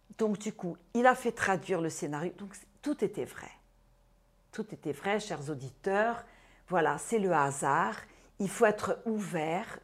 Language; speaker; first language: French; non-native, fluent; Portuguese